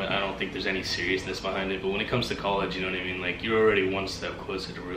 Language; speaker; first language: English; native; English